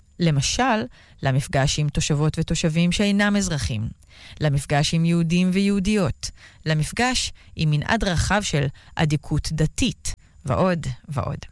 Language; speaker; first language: Hebrew; native; Hebrew